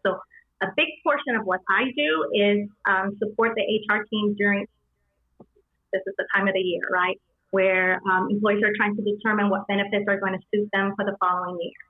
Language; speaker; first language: English; early bilingual, other home language; Spanish